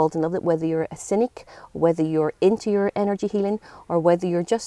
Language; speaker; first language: English; native; English